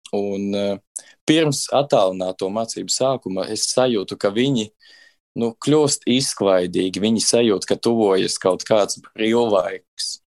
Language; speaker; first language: Latvian; native; Latvian